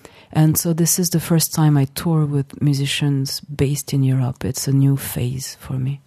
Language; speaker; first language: English; non-native, fluent; French